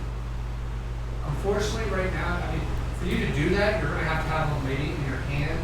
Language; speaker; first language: English; native; English